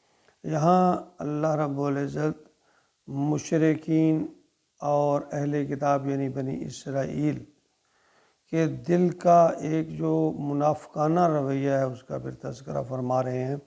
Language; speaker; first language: Urdu; native; Urdu